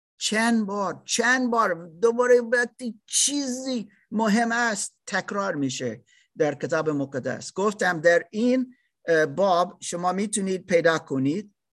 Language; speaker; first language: Persian; non-native, learner; German